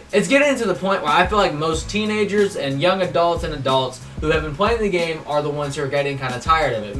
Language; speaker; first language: English; native; English